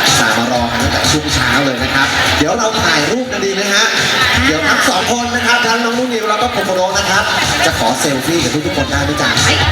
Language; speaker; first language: Thai; native; Thai